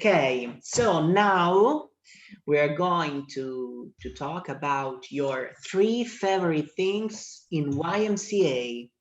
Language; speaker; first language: English; non-native, fluent; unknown